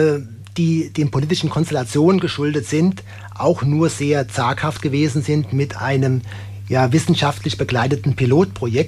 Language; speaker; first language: German; native; German